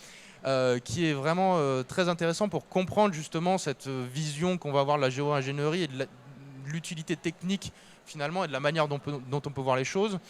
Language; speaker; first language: French; native; French